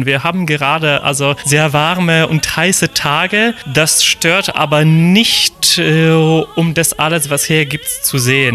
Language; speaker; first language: German; non-native, fluent; Polish